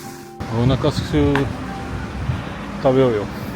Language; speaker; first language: Japanese; non-native, fluent; French